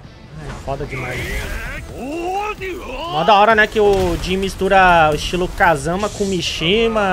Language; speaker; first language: Portuguese; native; Portuguese